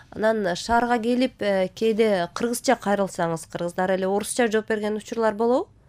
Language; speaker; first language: Kyrgyz; native; Kyrgyz